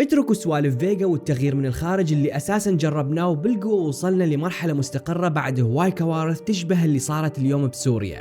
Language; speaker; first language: Arabic; native; Arabic